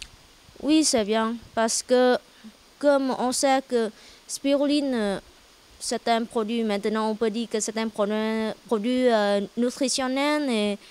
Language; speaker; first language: French; non-native, learner; Vietnamese